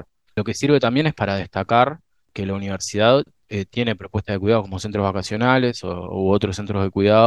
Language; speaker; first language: Spanish; native; Spanish